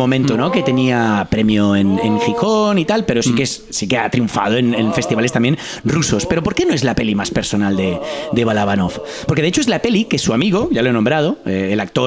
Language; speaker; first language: Spanish; non-native, local second language; Catalan